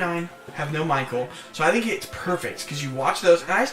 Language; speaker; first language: English; native; English